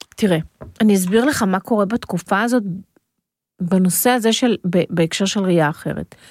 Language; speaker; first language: Hebrew; native; Hebrew